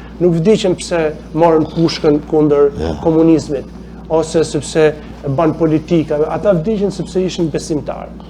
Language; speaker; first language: Albanian; native; Albanian